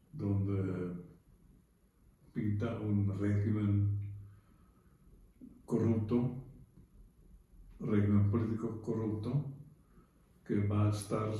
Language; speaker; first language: Spanish; non-native, fluent; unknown